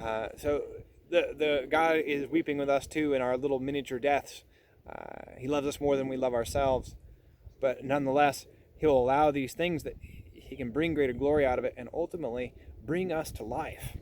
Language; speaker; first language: English; native; English